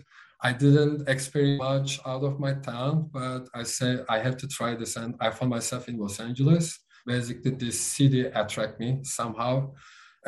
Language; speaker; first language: English; non-native, fluent; Turkish